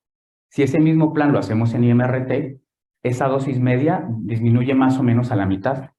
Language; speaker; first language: Spanish; native; Spanish